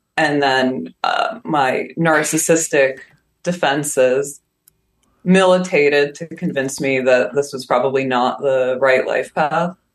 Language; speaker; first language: English; early bilingual, other home language; Russian